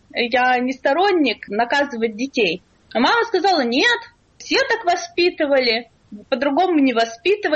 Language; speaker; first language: Russian; native; Russian